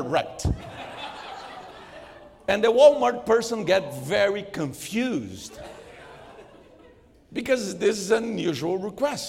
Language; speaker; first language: English; non-native, fluent; Portuguese